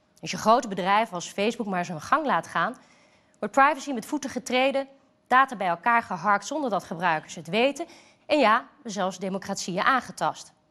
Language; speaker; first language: Dutch; native; Dutch